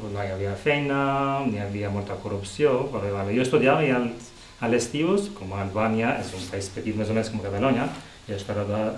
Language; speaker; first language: Catalan; non-native, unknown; Albanian